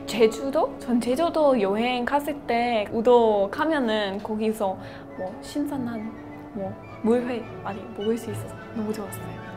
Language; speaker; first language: Korean; non-native, fluent; Russian